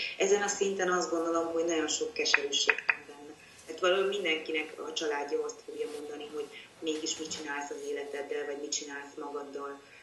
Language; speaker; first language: Hungarian; native; Hungarian